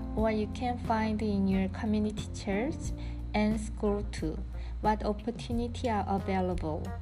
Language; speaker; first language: English; non-native, learner; Korean